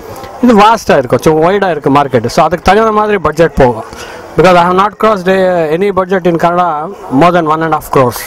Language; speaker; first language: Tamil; non-native, local second language; Kannada